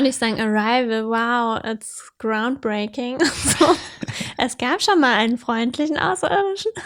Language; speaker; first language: German; native; German